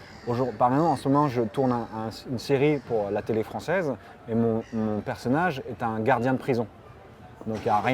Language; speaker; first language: French; early bilingual, other home language; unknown